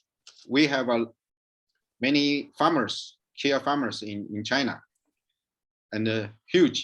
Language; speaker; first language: English; non-native, learner; Chinese